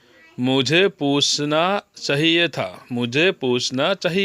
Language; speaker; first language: Hindi; non-native, learner; Bangla